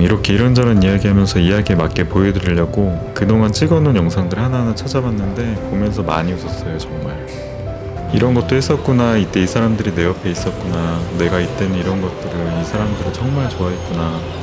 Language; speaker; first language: Korean; non-native, fluent; Turkish